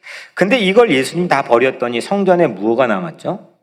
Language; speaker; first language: Korean; native; Korean